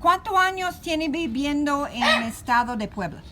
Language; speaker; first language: Spanish; non-native, learner; English